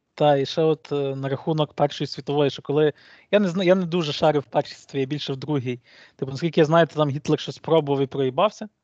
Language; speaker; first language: Ukrainian; native; Ukrainian